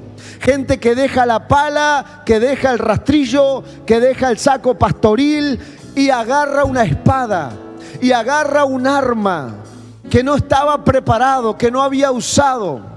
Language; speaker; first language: Spanish; native; Spanish